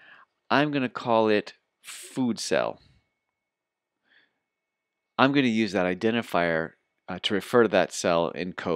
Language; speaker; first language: English; native; English